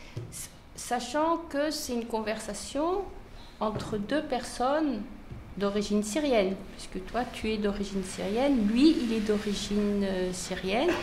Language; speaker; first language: French; native; French